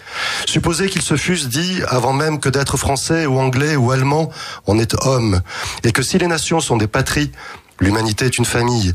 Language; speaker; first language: French; native; French